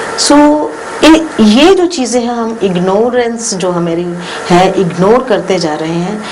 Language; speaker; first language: Hindi; non-native, local second language; Punjabi